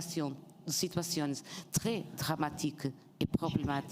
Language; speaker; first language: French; non-native, fluent; Portuguese